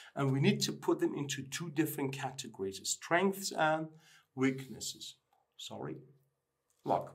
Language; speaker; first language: English; non-native, fluent; Persian